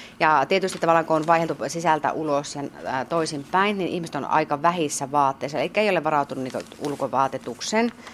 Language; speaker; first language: Finnish; native; Finnish